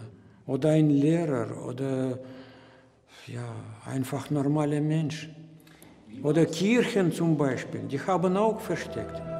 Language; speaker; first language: German; non-native, learner; Russian